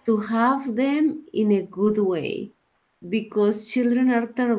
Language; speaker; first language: English; non-native, learner; Spanish